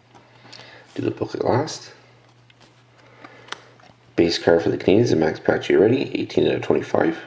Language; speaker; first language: English; native; English